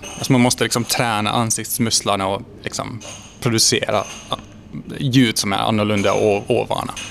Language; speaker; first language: Swedish; non-native, fluent; Hungarian